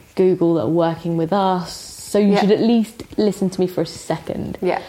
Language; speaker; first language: English; native; English